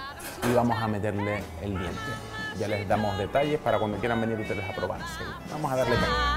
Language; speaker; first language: Spanish; native; Spanish